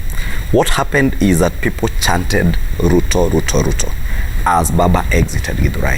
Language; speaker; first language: English; non-native, local second language; Kikuyu